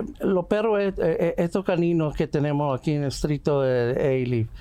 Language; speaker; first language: Spanish; early bilingual, heritage; Spanish